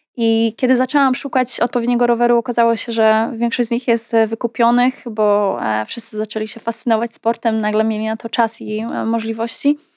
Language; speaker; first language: Polish; native; Polish